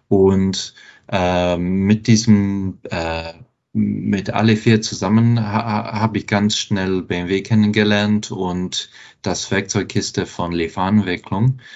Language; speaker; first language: German; non-native, fluent; English